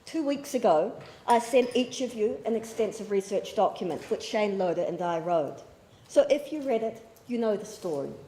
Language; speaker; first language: English; native; English